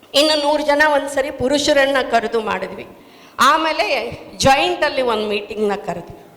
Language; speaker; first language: Kannada; native; Kannada